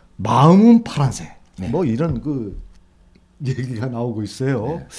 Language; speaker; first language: Korean; native; Korean